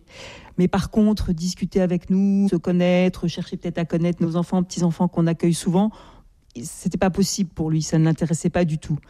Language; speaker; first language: French; native; French